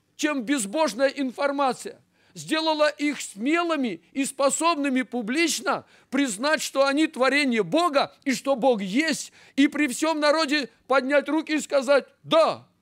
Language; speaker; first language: Russian; native; Russian